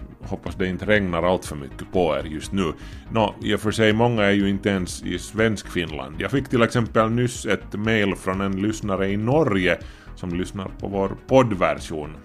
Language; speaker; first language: Swedish; native; Swedish